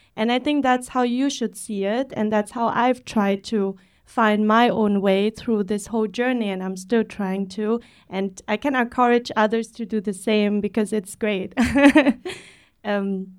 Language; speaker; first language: English; early bilingual, other home language; Vietnamese